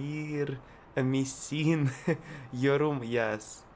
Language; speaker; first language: Turkish; non-native, learner; Russian